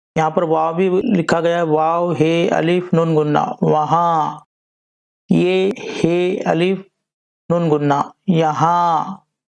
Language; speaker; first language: Urdu; native; Urdu